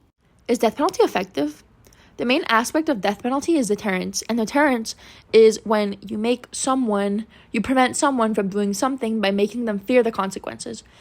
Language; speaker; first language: English; non-native, fluent; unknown